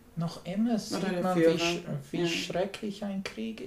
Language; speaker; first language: German; non-native, learner; English